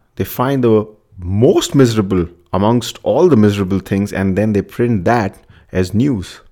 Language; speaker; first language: English; non-native, local second language; Hindi